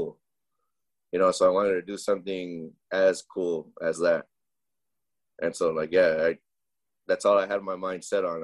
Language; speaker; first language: English; early bilingual, other home language; Spanish